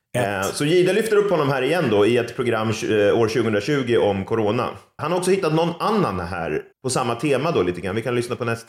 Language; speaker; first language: Swedish; native; Swedish